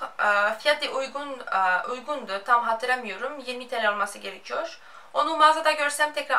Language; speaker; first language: Turkish; non-native, fluent; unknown